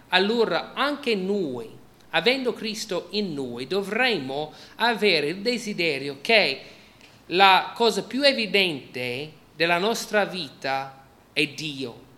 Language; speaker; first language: Italian; non-native, fluent; English